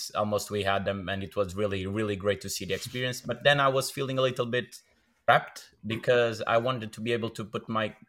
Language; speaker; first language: English; non-native, fluent; Portuguese